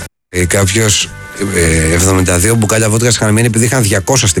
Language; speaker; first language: Greek; native; Greek